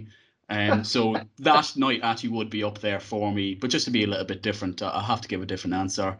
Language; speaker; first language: English; native; English